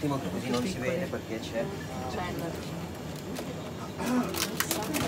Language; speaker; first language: Italian; non-native, learner; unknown